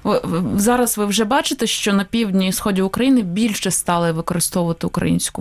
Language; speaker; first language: Ukrainian; native; Ukrainian